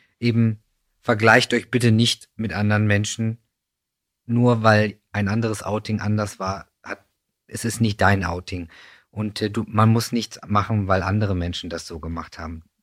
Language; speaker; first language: German; native; German